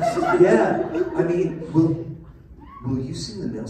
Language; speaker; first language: English; native; English